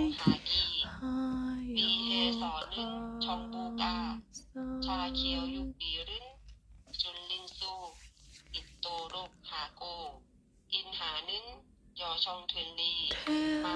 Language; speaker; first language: Korean; non-native, learner; Thai